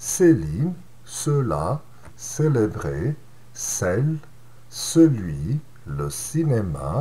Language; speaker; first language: French; non-native, fluent; Serbian